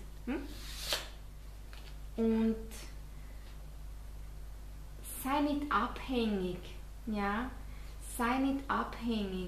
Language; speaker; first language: German; non-native, fluent; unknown